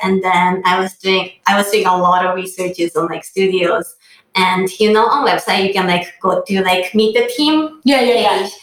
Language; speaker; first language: English; non-native, fluent; Japanese